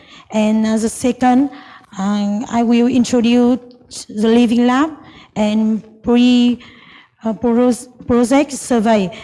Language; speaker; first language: English; non-native, learner; Vietnamese